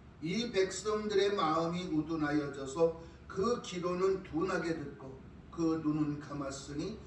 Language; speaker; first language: Korean; native; Korean